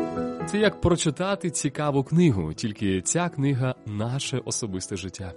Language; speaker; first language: Ukrainian; native; Ukrainian